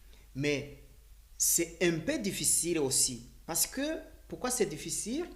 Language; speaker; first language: French; non-native, learner; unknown